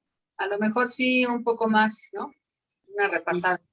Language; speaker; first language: Spanish; native; Spanish